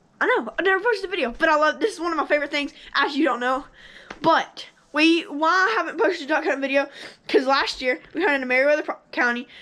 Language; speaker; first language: English; native; English